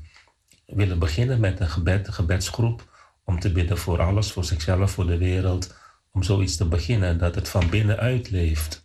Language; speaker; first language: Dutch; non-native, fluent; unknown